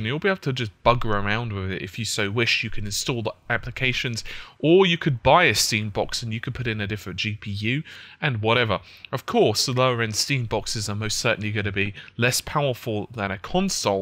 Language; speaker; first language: English; native; English